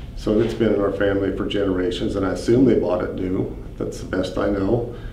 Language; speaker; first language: English; native; English